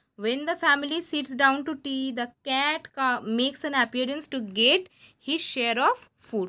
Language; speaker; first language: English; non-native, local second language; Bangla